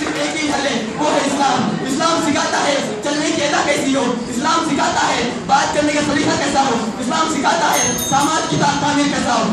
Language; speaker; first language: Urdu; native; Urdu